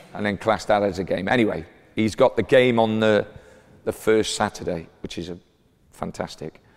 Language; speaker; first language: English; native; English